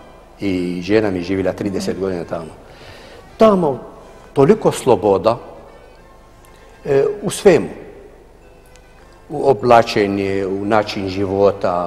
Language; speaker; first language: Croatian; non-native, fluent; Arabic